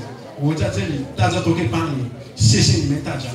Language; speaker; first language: Chinese; non-native, learner; French